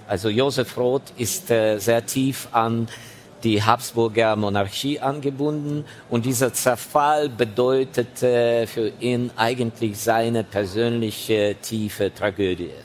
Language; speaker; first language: German; non-native, fluent; Ukrainian